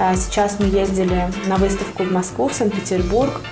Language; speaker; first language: Russian; native; Russian